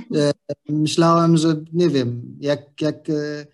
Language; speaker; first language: Polish; non-native, learner; Arabic